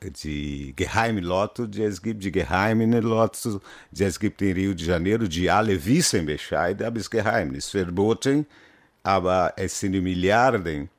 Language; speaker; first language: German; non-native, fluent; Portuguese